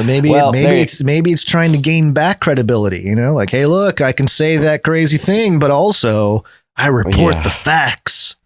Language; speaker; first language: English; native; English